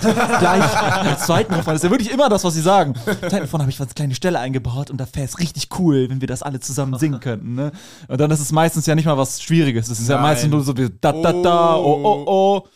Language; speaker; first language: German; native; German